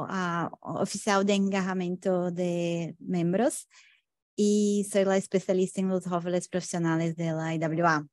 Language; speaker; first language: Spanish; non-native, fluent; Portuguese